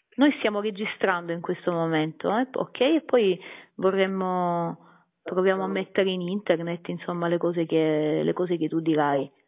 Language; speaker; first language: Italian; native; Italian